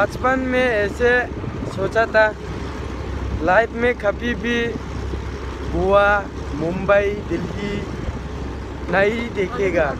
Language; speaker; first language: Hindi; non-native, local second language; Garo